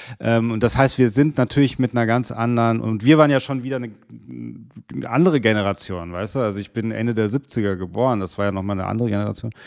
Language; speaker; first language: German; native; German